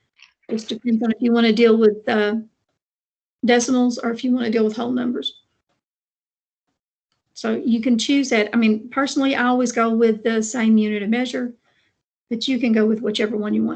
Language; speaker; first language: English; native; English